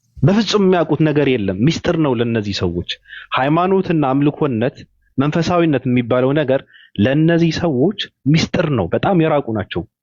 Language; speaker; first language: Amharic; native; Amharic